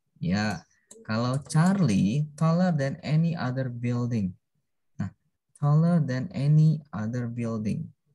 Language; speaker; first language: English; non-native, fluent; Indonesian